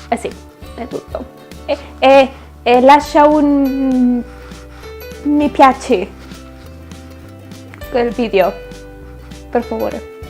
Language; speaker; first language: Italian; non-native, learner; Spanish